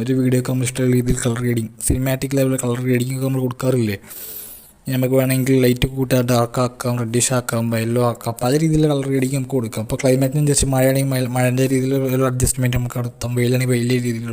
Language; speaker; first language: Malayalam; native; Malayalam